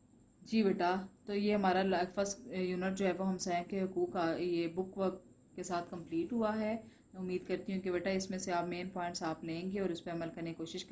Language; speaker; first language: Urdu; non-native, local second language; Punjabi